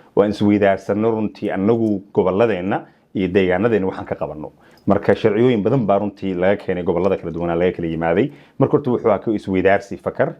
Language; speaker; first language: Somali; early bilingual, heritage; Somali